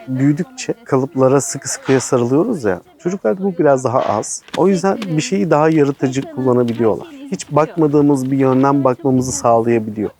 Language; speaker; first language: Turkish; native; Turkish